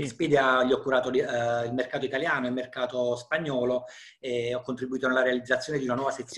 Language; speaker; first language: Italian; native; Italian